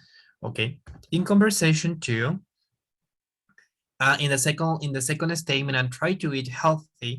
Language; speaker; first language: English; non-native, fluent; Spanish